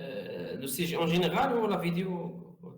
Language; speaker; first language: French; non-native, fluent; Arabic